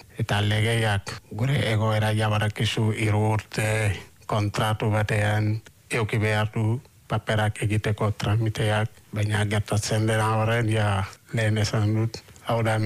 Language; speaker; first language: Basque; non-native, learner; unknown